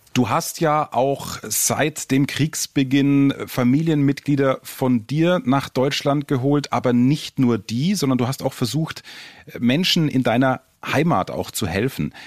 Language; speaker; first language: German; native; German